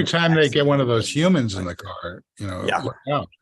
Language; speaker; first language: English; native; English